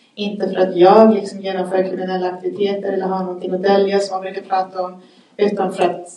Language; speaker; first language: Swedish; native; Swedish